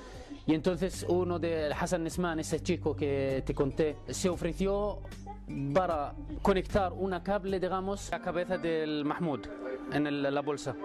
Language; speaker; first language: Spanish; non-native, fluent; Arabic